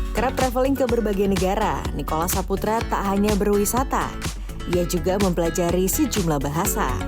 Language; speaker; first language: Indonesian; native; Indonesian